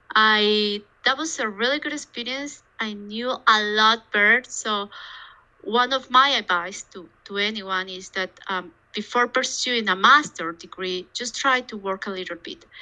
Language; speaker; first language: English; non-native, fluent; Spanish